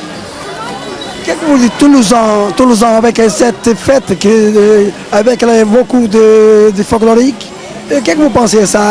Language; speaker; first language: French; non-native, learner; Portuguese